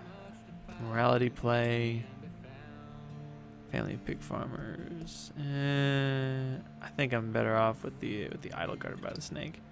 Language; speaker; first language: English; native; English